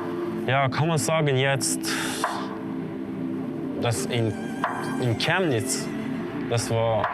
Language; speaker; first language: German; non-native, learner; Kurdish